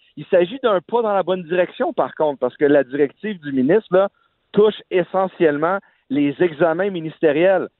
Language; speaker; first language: French; native; French